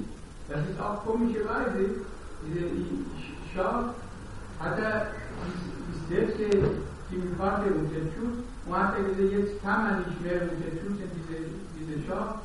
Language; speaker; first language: German; non-native, learner; Persian